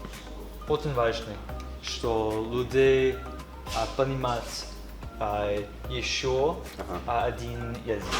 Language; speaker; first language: Russian; non-native, learner; English